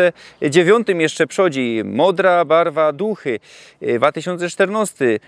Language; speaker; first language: Polish; non-native, local second language; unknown